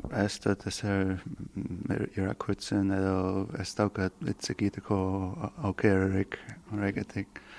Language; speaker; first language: Basque; non-native, learner; Irish